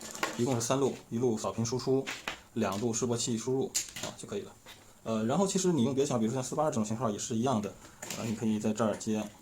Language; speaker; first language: Chinese; native; Chinese